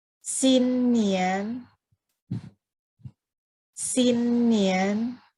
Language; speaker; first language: Chinese; non-native, fluent; Thai